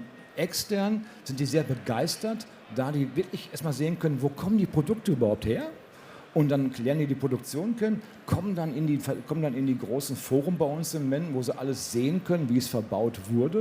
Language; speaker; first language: German; native; German